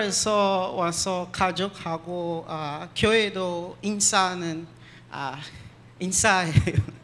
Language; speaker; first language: Korean; non-native, learner; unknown